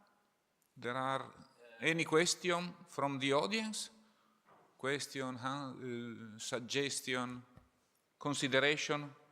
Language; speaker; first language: English; non-native, fluent; Italian